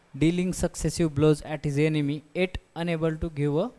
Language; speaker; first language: English; non-native, local second language; Marathi